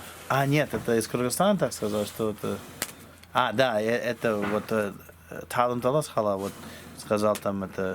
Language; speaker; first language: Russian; non-native, fluent; English